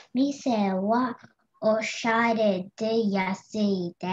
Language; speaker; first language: Japanese; non-native, learner; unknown